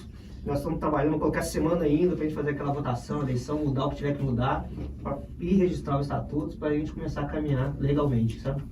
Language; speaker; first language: Portuguese; native; Portuguese